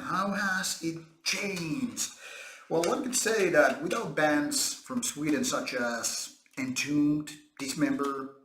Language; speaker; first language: English; non-native, fluent; Finnish